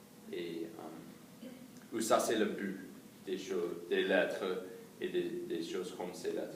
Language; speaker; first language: French; non-native, fluent; English